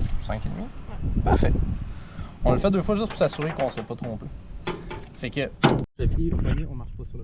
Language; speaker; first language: French; native; French